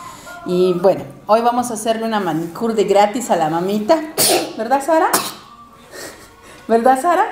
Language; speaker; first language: Spanish; native; Spanish